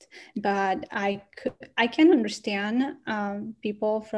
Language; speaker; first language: English; non-native, fluent; Quechua